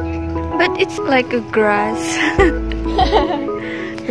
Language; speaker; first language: English; non-native, learner; Indonesian